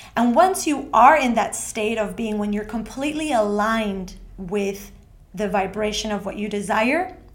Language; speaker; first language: English; non-native, fluent; Spanish